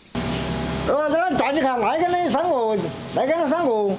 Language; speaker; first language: Chinese; native; Chinese